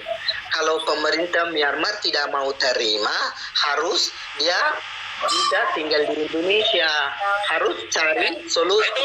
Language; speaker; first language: Indonesian; non-native, learner; Rohingya